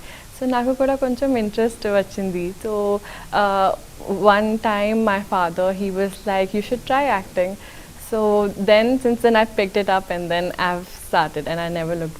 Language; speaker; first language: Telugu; non-native, local second language; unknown